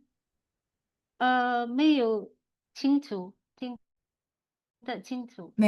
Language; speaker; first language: Chinese; non-native, learner; Indonesian